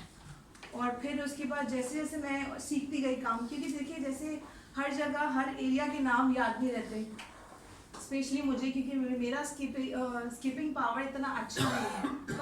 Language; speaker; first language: Urdu; non-native, local second language; Gujarati